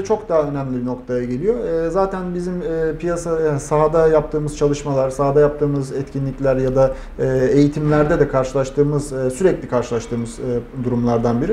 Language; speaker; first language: Turkish; native; Turkish